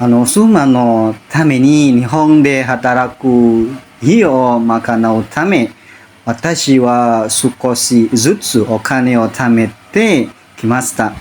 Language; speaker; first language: Japanese; non-native, learner; Indonesian